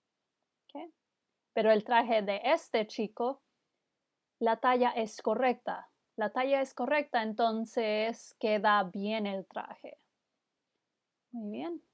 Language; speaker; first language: Spanish; non-native, fluent; English